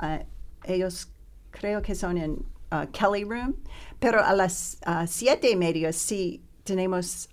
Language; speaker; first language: Spanish; non-native, learner; English